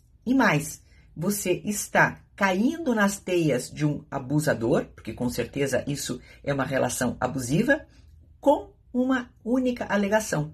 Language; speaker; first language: Portuguese; native; Portuguese